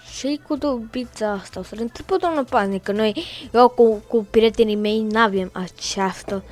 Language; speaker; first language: Romanian; native; Romanian